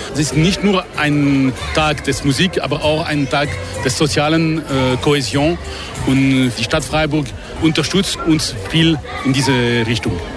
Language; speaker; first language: German; non-native, local second language; French